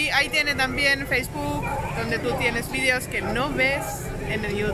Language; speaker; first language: Spanish; non-native, learner; Finnish